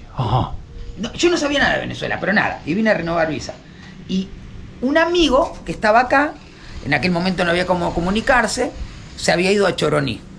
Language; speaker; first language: Spanish; native; Spanish